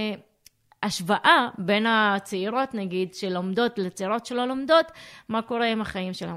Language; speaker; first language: Hebrew; non-native, local second language; Arabic